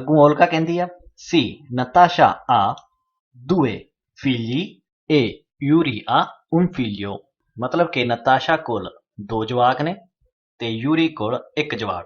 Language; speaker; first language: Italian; non-native, fluent; Punjabi